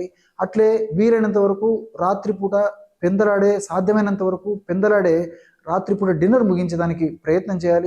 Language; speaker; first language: Telugu; native; Telugu